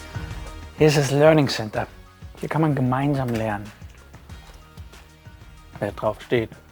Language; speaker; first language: German; native; German